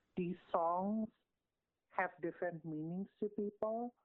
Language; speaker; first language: English; non-native, local second language; Filipino